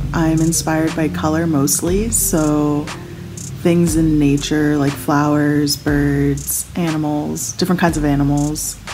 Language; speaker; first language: English; native; English